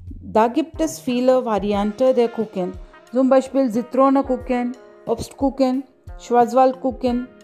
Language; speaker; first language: German; non-native, learner; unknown